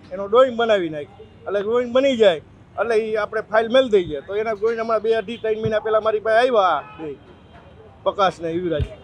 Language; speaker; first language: Gujarati; native; Gujarati